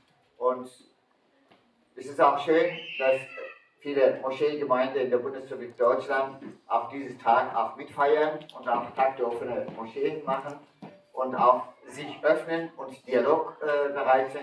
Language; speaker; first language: German; early bilingual, other home language; Turkish